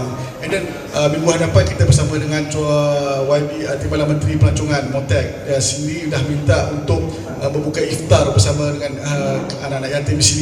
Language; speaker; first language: Malay; native; Malay